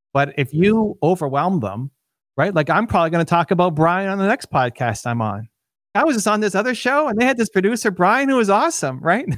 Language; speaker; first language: English; native; English